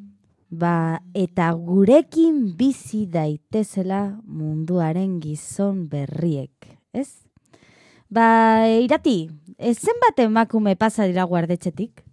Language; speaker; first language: Basque; non-native, learner; Spanish